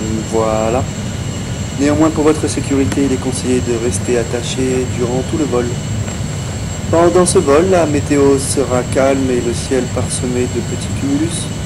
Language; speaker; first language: French; native; French